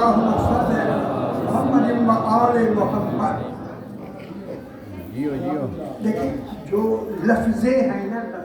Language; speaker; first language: Urdu; native; Urdu